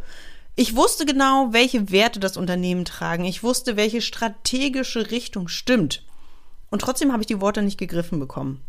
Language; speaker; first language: German; native; German